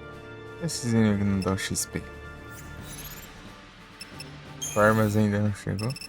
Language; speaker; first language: Portuguese; native; Portuguese